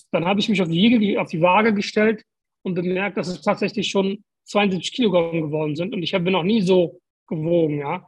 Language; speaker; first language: German; native; German